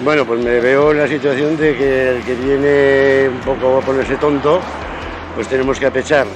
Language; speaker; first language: Spanish; native; Spanish